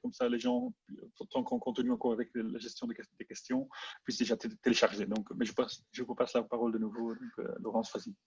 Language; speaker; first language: French; non-native, local second language; Dutch